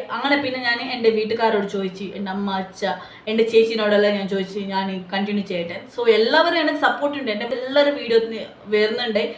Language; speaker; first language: Malayalam; non-native, local second language; Tulu